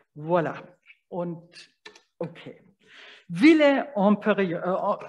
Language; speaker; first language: French; non-native, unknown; German